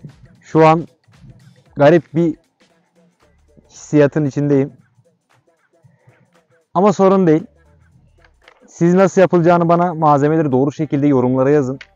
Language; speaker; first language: Turkish; native; Turkish